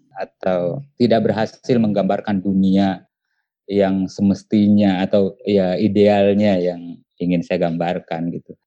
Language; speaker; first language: Indonesian; non-native, local second language; Buginese